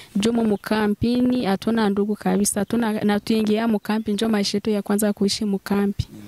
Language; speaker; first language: Swahili; native; Swahili